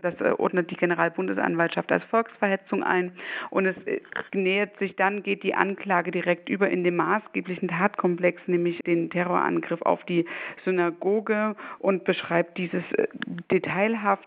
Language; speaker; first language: German; native; German